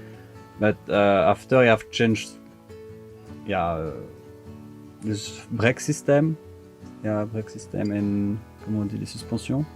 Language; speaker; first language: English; non-native, learner; French